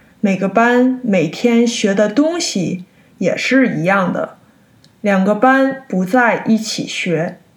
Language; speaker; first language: Chinese; early bilingual, heritage; Chinese